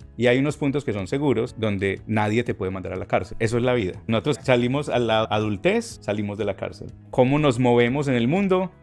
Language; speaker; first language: Spanish; native; Spanish